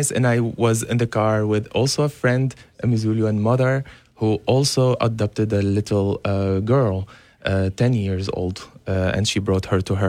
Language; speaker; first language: English; non-native, fluent; Arabic